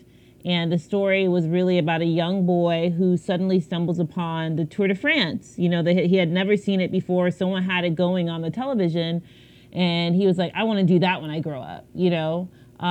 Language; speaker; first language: English; native; English